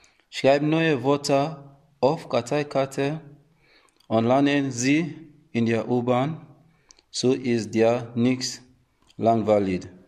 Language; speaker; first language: German; non-native, learner; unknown